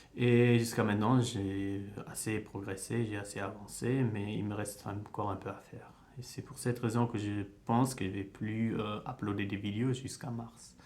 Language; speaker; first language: French; early bilingual, heritage; French